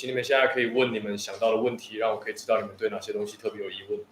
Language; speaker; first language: Chinese; native; Chinese